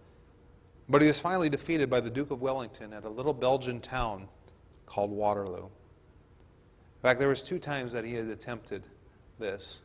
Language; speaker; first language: English; native; English